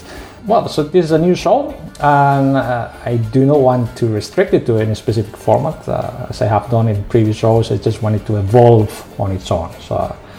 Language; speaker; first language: English; non-native, fluent; Spanish